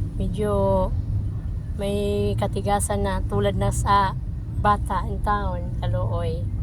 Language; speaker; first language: Filipino; non-native, local second language; Cebuano